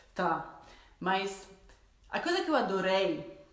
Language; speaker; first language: Portuguese; non-native, fluent; Polish